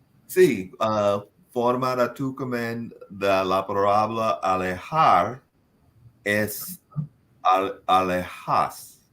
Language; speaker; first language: Spanish; non-native, learner; English